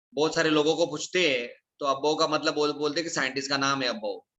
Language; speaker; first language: Hindi; non-native, local second language; Marathi